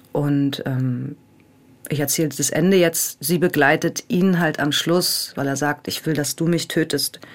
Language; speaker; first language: German; native; German